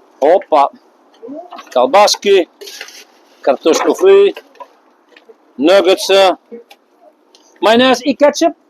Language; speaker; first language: Russian; non-native, learner; Dutch